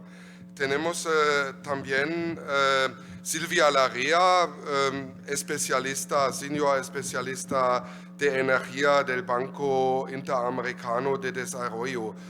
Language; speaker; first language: Spanish; non-native, learner; German